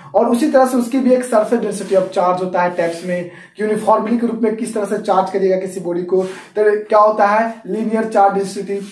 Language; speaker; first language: Hindi; native; Hindi